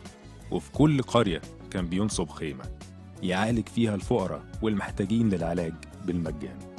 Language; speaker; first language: Arabic; native; Arabic